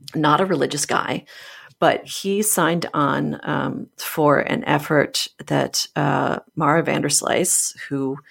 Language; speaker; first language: English; native; English